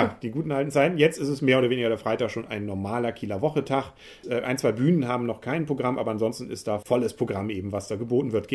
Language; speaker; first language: German; native; German